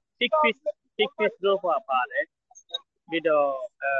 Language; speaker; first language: Burmese; non-native, local second language; Rohingya